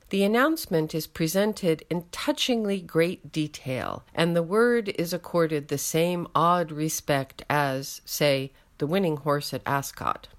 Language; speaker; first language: English; native; English